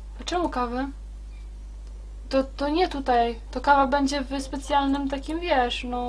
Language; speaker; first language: Polish; native; Polish